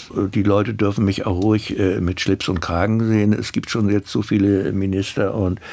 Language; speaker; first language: German; native; German